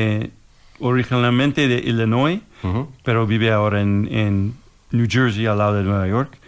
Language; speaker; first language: Spanish; non-native, fluent; English